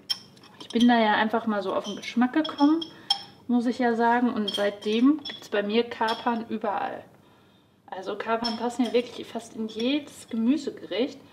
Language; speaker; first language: German; native; German